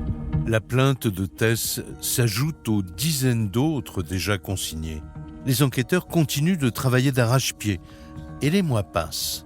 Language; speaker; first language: French; native; French